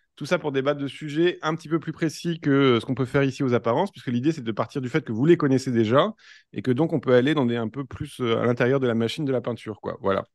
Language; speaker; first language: French; native; French